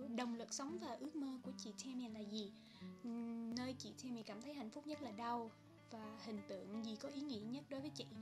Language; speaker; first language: Vietnamese; early bilingual, heritage; Vietnamese